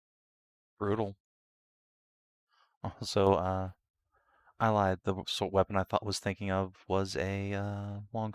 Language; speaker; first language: English; native; English